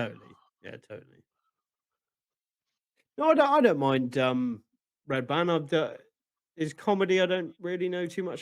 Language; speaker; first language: English; native; English